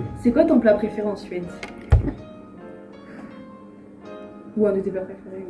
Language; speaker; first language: French; native; French